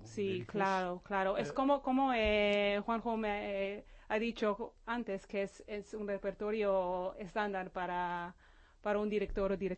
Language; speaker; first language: Spanish; non-native, fluent; Hebrew